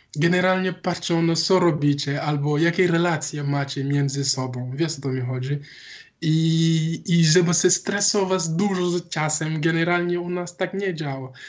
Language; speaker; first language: Polish; non-native, learner; Wolof